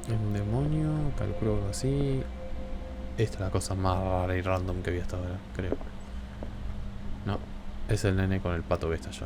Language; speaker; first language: Spanish; native; Spanish